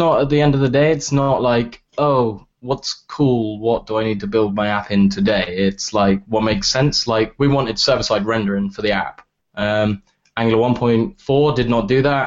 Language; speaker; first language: English; native; English